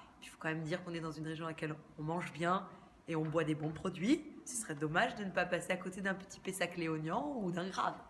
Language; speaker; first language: French; native; French